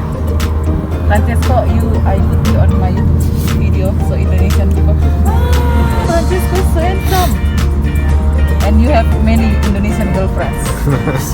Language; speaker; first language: English; non-native, learner; Indonesian